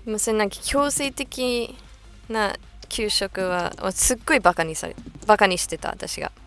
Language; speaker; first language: Japanese; non-native, fluent; English